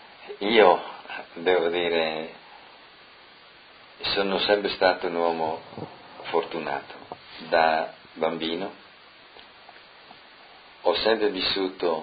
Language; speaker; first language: Italian; non-native, local second language; Friulian